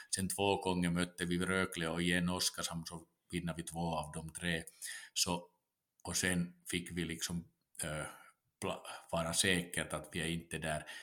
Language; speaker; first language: Swedish; non-native, local second language; Finnish